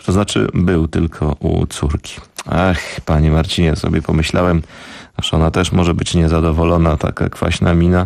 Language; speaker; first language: Polish; native; Polish